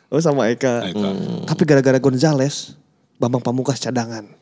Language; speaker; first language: Indonesian; native; Indonesian